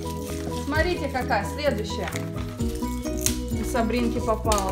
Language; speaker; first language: Russian; native; Russian